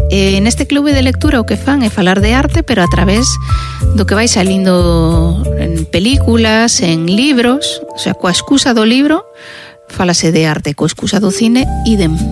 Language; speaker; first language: Galician; non-native, local second language; Spanish